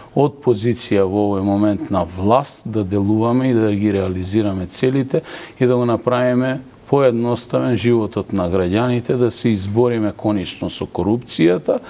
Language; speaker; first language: Macedonian; native; Macedonian